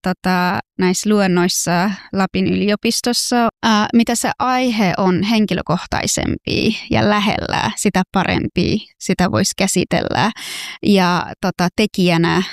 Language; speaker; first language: Finnish; early bilingual, other home language; Persian